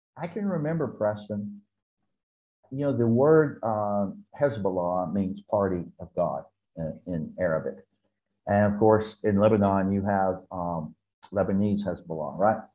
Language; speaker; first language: English; native; English